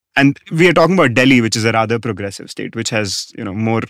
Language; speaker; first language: English; non-native, local second language; Hindi